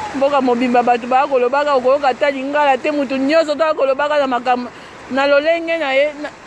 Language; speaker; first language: Lingala; native; Lingala